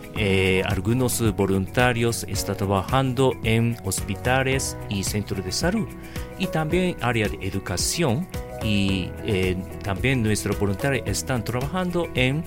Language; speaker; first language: Spanish; non-native, learner; Japanese